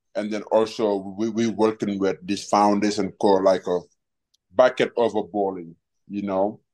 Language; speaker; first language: English; non-native, fluent; Wolof